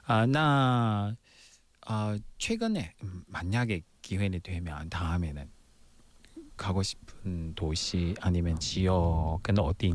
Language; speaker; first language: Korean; non-native, fluent; Chinese